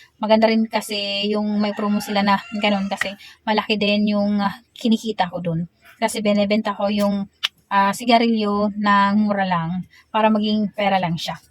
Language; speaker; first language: Filipino; native; Filipino